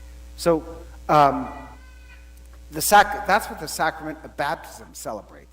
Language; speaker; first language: English; native; English